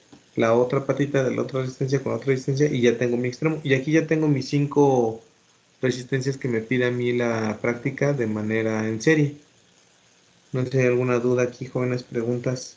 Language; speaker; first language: Spanish; native; Spanish